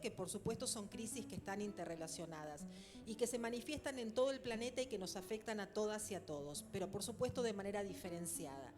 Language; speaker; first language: Spanish; native; Spanish